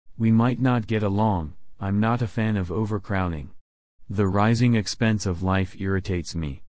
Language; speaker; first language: English; non-native, local second language; Cantonese